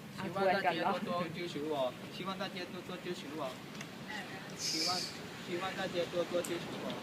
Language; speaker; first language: Chinese; non-native, learner; Thai